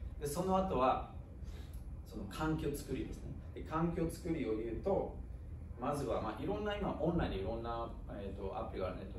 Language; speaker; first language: Japanese; non-native, fluent; German